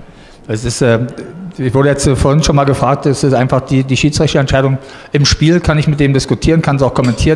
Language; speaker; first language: German; native; German